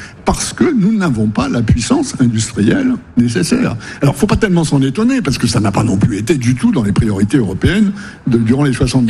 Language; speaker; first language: French; native; French